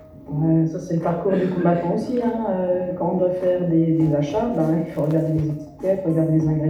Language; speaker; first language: French; native; French